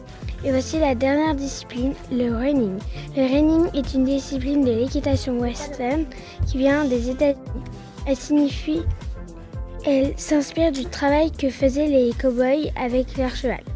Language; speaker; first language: French; native; French